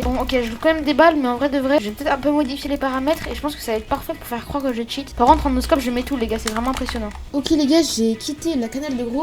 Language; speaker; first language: French; native; French